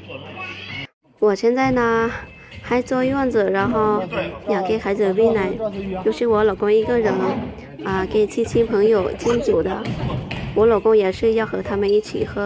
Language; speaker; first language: Chinese; non-native, fluent; Lao